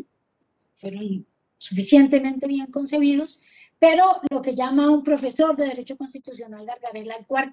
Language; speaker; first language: Spanish; native; Spanish